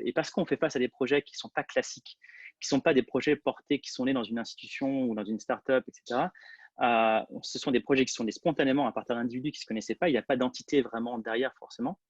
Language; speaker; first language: French; native; French